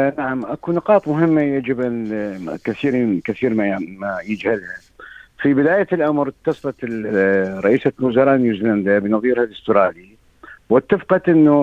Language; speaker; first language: Arabic; native; Arabic